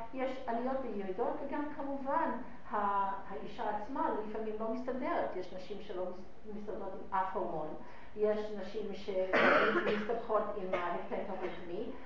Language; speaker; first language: Hebrew; non-native, fluent; English